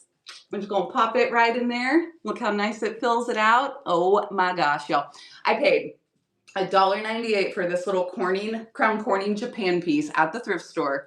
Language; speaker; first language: English; native; English